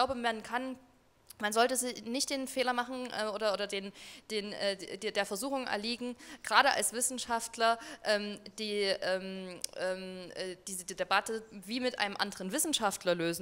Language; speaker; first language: German; native; German